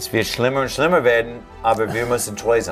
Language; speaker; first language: German; non-native, learner; English